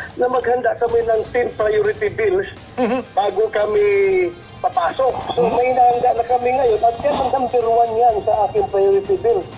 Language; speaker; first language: Filipino; non-native, local second language; Cebuano